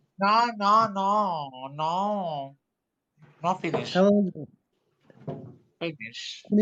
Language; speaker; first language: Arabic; non-native, learner; Turkish